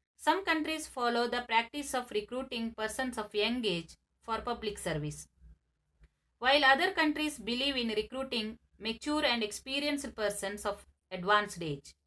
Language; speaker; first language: English; non-native, local second language; Kannada